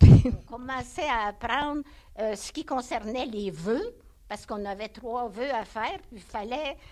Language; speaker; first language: French; native; French